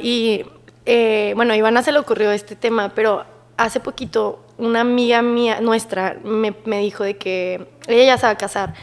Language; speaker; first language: Spanish; native; Spanish